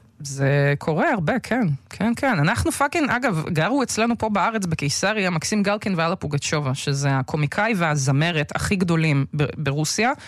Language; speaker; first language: Hebrew; early bilingual, other home language; Russian